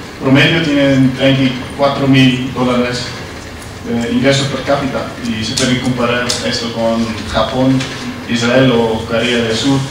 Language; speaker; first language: Spanish; non-native, learner; Dutch